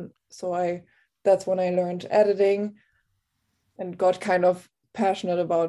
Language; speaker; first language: English; non-native, fluent; German